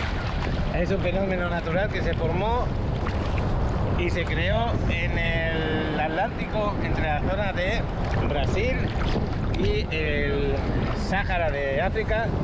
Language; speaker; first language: Spanish; native; Spanish